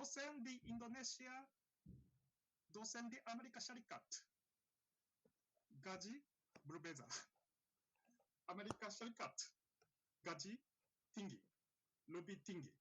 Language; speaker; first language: Indonesian; non-native, learner; Japanese